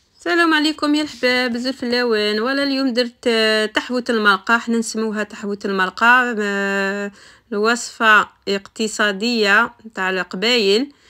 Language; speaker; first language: Arabic; non-native, local second language; Kabyle